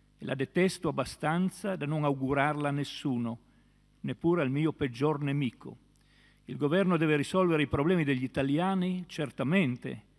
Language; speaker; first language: Italian; native; Italian